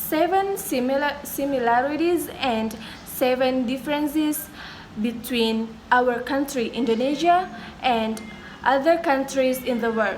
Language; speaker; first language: English; non-native, learner; Indonesian